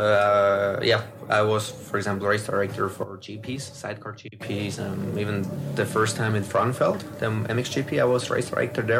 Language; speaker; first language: English; non-native, fluent; French